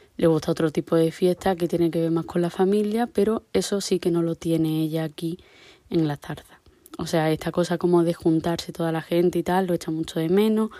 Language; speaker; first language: Spanish; native; Spanish